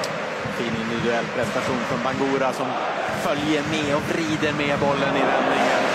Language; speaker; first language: Swedish; native; Swedish